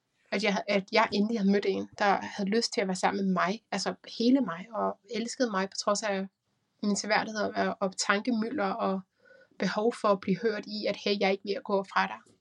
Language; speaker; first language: Danish; native; Danish